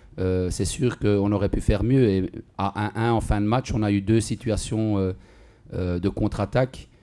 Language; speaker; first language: French; native; French